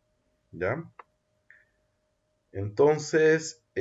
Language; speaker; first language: Spanish; native; Spanish